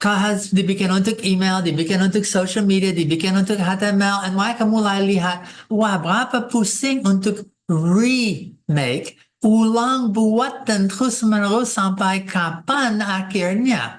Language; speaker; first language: Indonesian; non-native, fluent; English